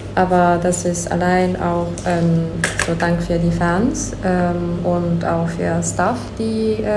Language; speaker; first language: German; non-native, learner; Japanese